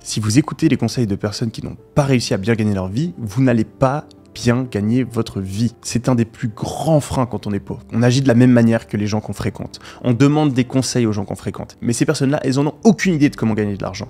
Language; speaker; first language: French; native; French